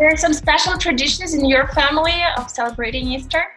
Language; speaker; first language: English; non-native, fluent; Ukrainian